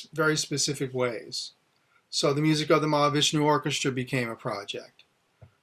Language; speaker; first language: English; native; English